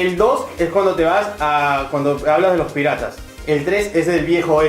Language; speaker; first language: Spanish; native; Spanish